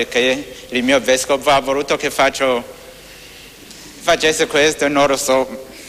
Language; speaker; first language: Italian; non-native, learner; Rundi